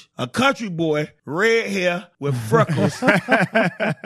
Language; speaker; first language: English; native; English